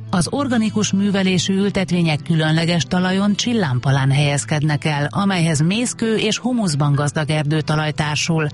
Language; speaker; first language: Hungarian; native; Hungarian